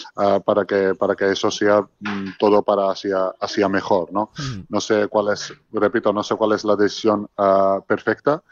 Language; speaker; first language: Spanish; non-native, fluent; Georgian